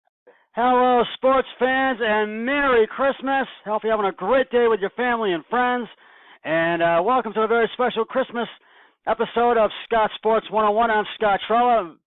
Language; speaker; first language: English; native; English